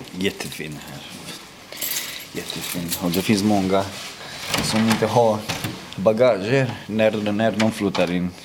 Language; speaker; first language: Swedish; non-native, fluent; Romanian